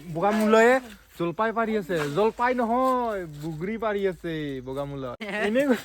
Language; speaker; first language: Assamese; non-native, local second language; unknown